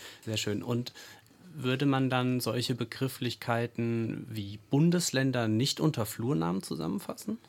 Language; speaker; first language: German; native; German